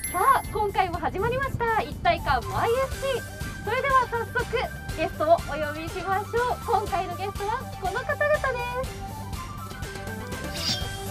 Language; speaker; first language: Japanese; native; Japanese